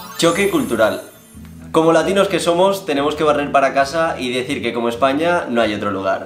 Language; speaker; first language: Spanish; native; Spanish